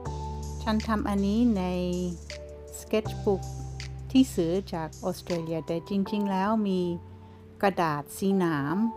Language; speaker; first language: Thai; non-native, fluent; English